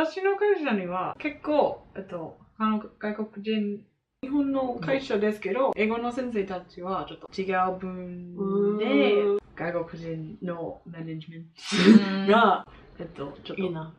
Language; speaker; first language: Japanese; non-native, learner; English